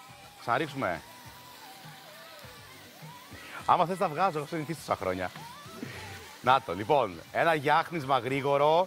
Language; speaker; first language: Greek; native; Greek